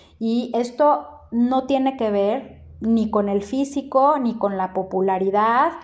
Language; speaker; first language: Spanish; native; Spanish